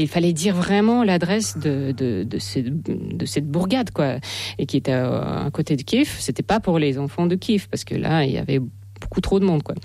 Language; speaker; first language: French; non-native, fluent; Russian